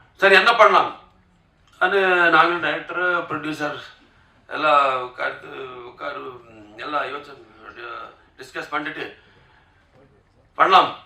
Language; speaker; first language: Tamil; non-native, local second language; Telugu